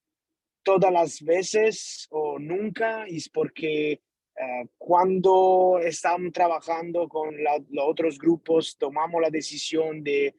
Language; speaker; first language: Spanish; non-native, learner; Italian